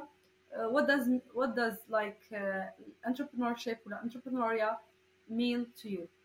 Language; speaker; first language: English; non-native, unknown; Arabic